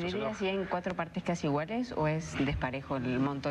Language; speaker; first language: Spanish; native; Spanish